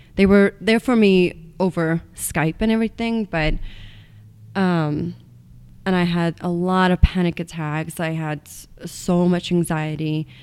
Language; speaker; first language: English; non-native, fluent; Estonian